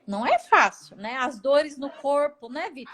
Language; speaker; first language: Portuguese; native; Portuguese